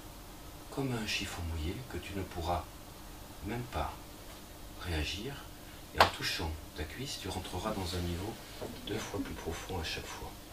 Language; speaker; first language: French; native; French